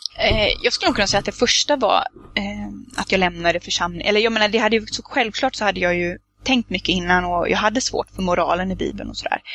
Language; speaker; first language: Swedish; native; Swedish